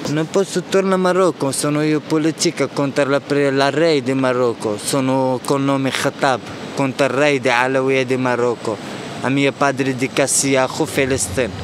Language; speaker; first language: Italian; non-native, learner; Arabic